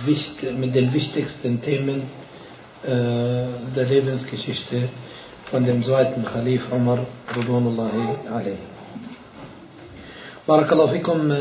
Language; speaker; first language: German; non-native, fluent; Arabic